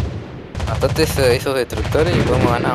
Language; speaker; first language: Spanish; native; Spanish